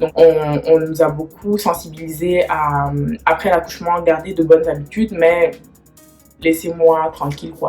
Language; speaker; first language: French; native; French